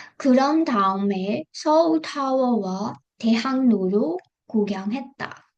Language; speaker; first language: Korean; non-native, fluent; Burmese